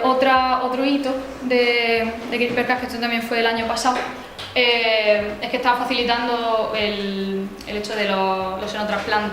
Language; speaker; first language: Spanish; native; Spanish